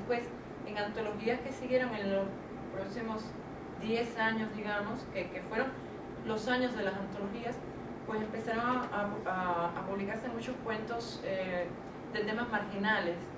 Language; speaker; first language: Spanish; native; Spanish